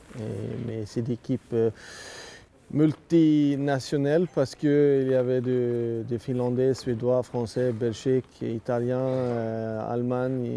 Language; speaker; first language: French; non-native, learner; Swedish